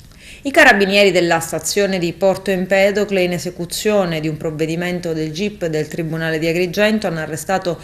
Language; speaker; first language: Italian; native; Italian